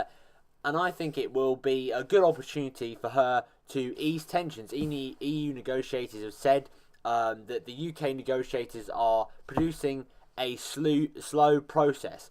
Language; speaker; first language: English; native; English